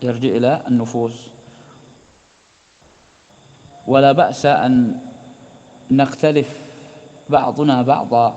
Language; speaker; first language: Arabic; non-native, fluent; Indonesian